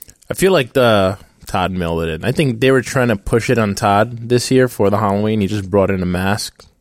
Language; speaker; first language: English; native; English